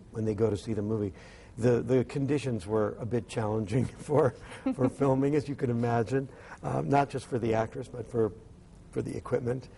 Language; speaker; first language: English; native; English